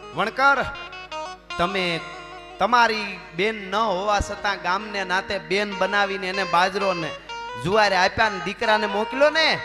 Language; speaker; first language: Gujarati; native; Gujarati